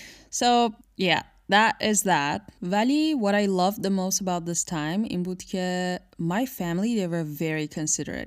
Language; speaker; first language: English; non-native, fluent; Persian